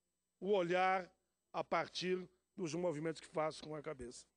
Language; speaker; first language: Portuguese; native; Portuguese